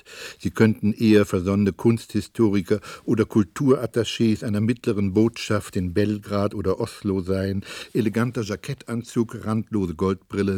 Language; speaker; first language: German; native; German